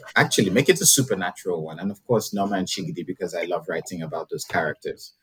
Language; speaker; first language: English; non-native, local second language; Yoruba